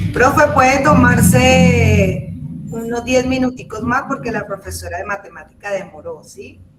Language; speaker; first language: Spanish; native; Spanish